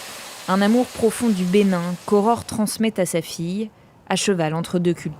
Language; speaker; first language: French; native; French